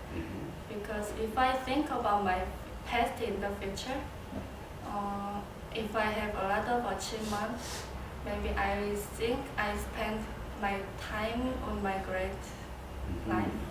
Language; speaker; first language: English; non-native, learner; Korean